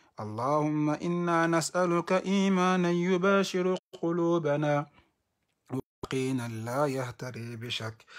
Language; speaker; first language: Arabic; non-native, fluent; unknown